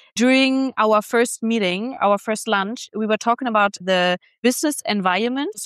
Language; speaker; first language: English; non-native, fluent; German